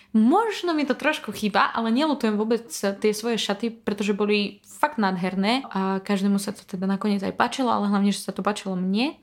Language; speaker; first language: Slovak; non-native, fluent; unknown